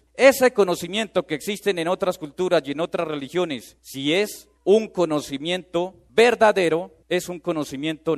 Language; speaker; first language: Spanish; native; Spanish